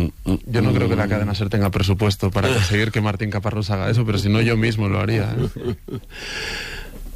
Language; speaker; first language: Spanish; native; Spanish